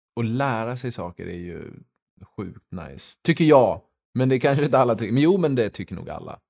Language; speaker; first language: Swedish; early bilingual, heritage; Swedish